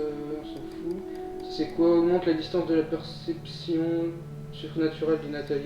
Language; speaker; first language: French; native; French